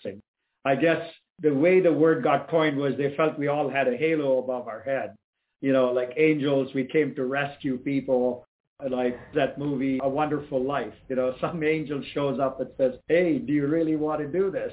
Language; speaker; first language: English; non-native, local second language; Tamil